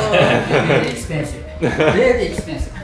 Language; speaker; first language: English; non-native, learner; Japanese